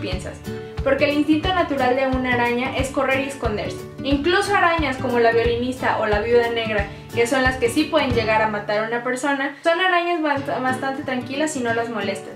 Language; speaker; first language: Spanish; native; Spanish